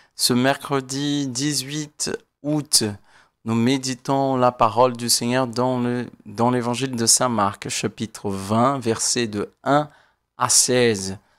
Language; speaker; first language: French; non-native, fluent; Portuguese